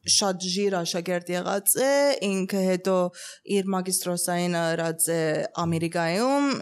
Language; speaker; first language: Armenian; early bilingual, heritage; Armenian